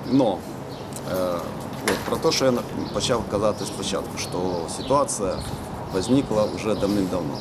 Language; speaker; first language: Ukrainian; native; Ukrainian